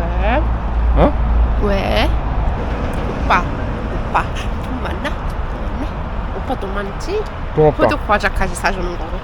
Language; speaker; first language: Korean; non-native, learner; Arabic